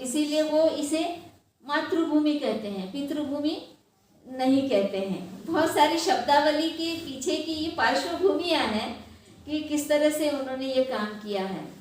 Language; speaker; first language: Hindi; non-native, local second language; Marathi